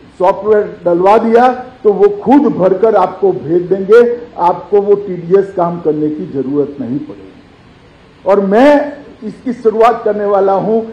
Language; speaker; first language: Hindi; non-native, local second language; Gujarati